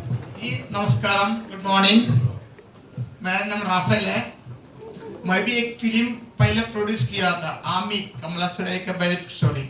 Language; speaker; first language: Hindi; non-native, local second language; Malayalam